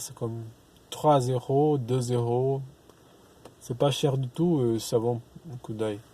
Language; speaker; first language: French; non-native, learner; Portuguese